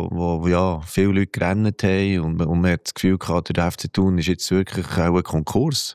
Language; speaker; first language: German; native; German